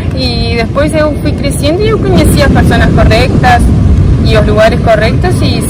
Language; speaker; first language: Portuguese; non-native, learner; Spanish